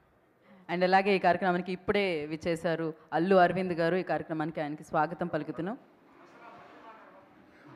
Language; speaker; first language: Telugu; native; Telugu